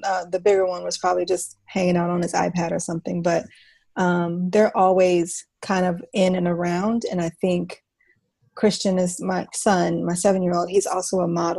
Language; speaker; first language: English; native; English